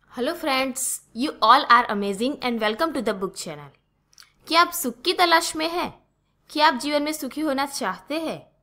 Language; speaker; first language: Hindi; non-native, local second language; Gujarati